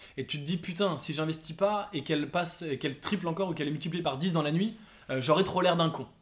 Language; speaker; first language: French; native; French